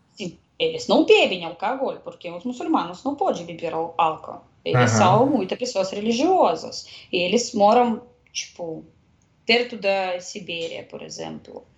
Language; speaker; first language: Portuguese; non-native, fluent; Russian